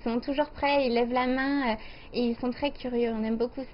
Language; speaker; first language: French; native; French